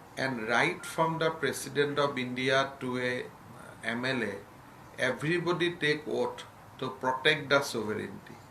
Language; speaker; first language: English; non-native, local second language; Assamese